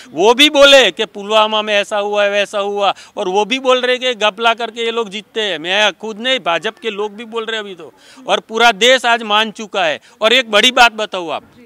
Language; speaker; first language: Hindi; non-native, local second language; Gujarati